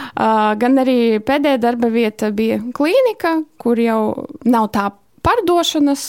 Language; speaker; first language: Latvian; non-native, local second language; Russian